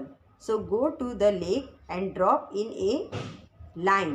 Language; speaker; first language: English; non-native, local second language; Hindi